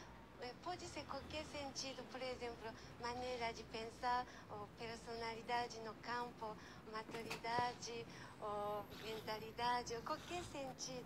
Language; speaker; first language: Portuguese; non-native, learner; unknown